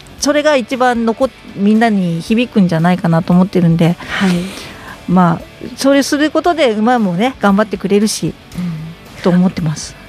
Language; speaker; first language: Japanese; native; Japanese